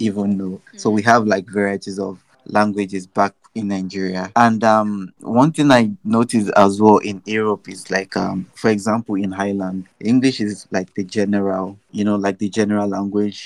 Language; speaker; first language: English; non-native, local second language; Yoruba